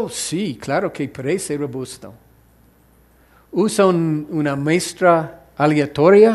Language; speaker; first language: Spanish; non-native, fluent; English